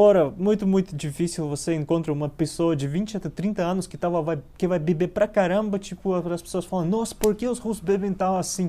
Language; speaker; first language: Portuguese; non-native, learner; Russian